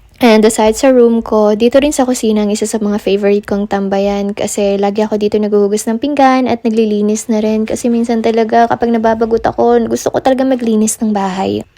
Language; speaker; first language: Filipino; non-native, local second language; Bikol